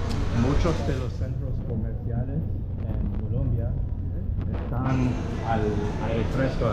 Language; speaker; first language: Spanish; non-native, learner; English